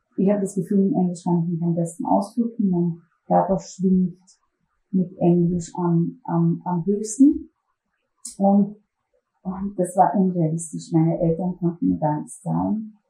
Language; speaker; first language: German; non-native, fluent; Slovenian